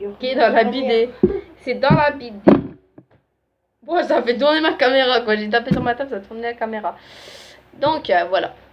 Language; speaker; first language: French; native; French